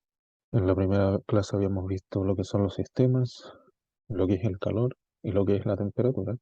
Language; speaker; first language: Spanish; native; Spanish